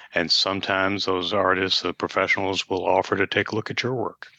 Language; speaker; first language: English; native; English